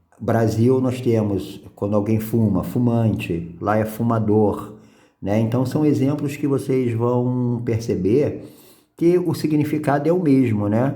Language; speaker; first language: Portuguese; native; Portuguese